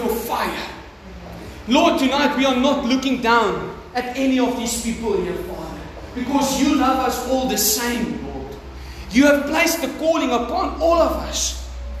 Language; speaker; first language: English; non-native, local second language; Afrikaans